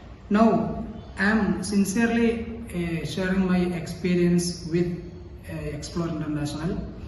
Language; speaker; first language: English; non-native, local second language; Malayalam